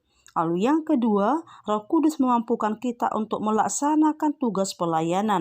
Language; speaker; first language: Indonesian; native; Indonesian